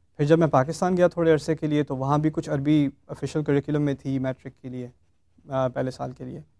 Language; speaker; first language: Urdu; early bilingual, heritage; Urdu